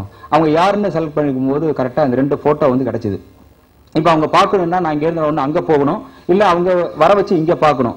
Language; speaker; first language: Tamil; native; Tamil